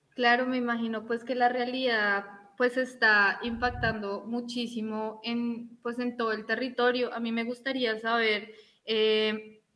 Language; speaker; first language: Spanish; native; Spanish